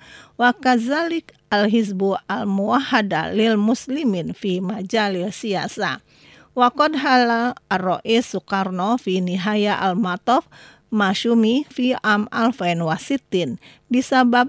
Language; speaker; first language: Arabic; non-native, fluent; Indonesian